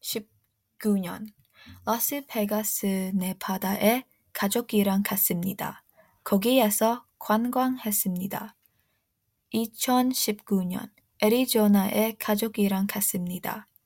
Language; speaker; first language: Korean; non-native, learner; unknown